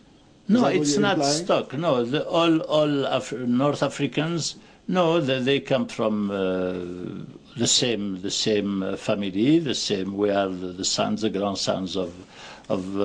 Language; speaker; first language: English; non-native, fluent; Arabic